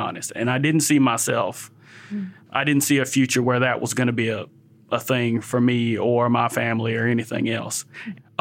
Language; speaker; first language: English; native; English